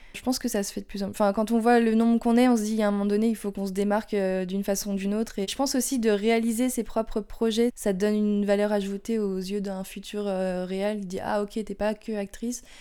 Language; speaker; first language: French; native; French